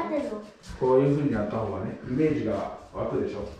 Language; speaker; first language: Japanese; native; Japanese